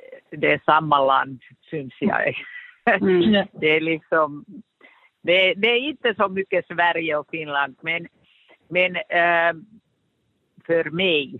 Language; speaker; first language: Swedish; non-native, local second language; Finnish